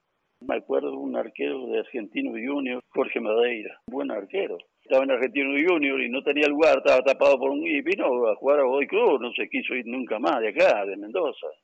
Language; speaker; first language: Spanish; native; Spanish